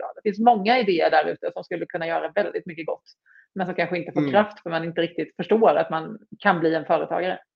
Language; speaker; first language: Swedish; native; Swedish